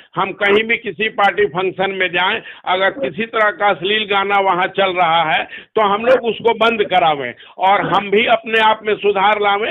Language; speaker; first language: Hindi; non-native, local second language; Bhojpuri